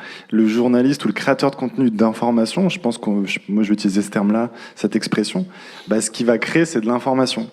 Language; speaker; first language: French; native; French